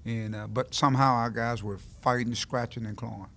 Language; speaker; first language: English; native; English